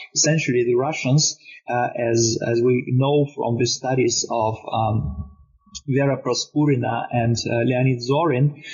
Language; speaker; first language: English; non-native, fluent; Romanian